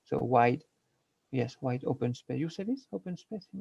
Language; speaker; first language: English; non-native, learner; French